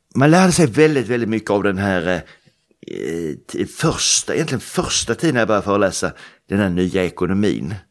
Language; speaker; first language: Swedish; native; Swedish